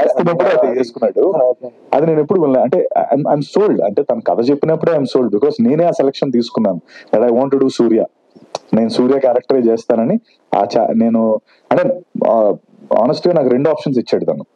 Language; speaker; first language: Telugu; native; Telugu